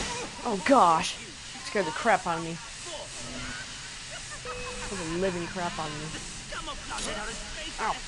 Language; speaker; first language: English; native; English